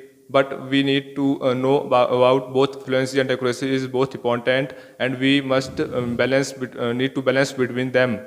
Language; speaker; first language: English; non-native, learner; Hindi